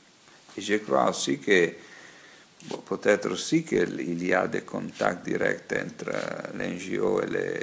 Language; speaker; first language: French; non-native, fluent; Italian